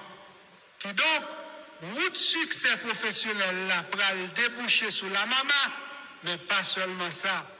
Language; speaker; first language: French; non-native, local second language; Haitian Creole